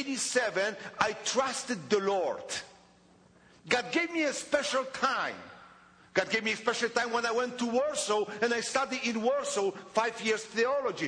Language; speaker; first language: English; non-native, fluent; Polish